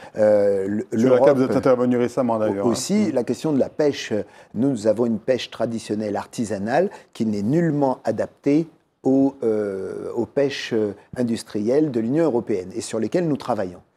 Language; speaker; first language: French; native; French